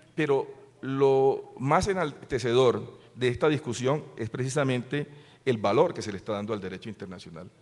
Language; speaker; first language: Spanish; native; Spanish